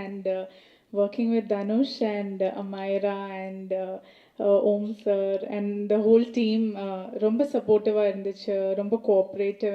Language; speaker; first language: Tamil; non-native, learner; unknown